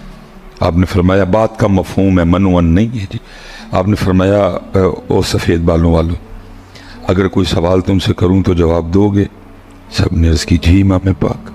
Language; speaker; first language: Hindi; non-native, local second language; Punjabi